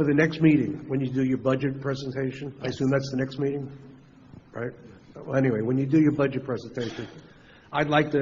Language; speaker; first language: English; native; English